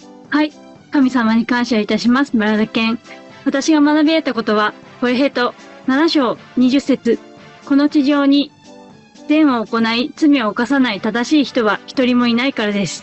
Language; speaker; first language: Japanese; non-native, learner; Filipino